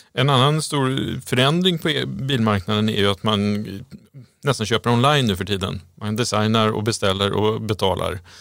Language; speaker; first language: Swedish; native; Swedish